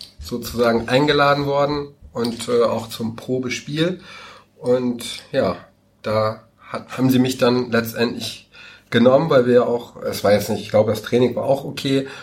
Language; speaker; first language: German; native; German